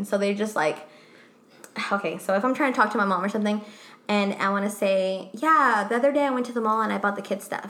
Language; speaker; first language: English; non-native, fluent; Spanish